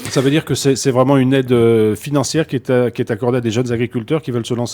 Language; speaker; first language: French; native; French